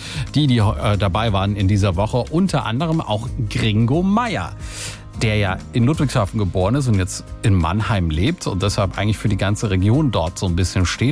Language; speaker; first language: German; native; German